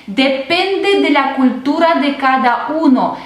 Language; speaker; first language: Spanish; non-native, fluent; Russian